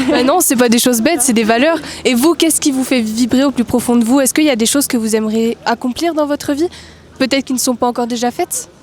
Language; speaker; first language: French; native; French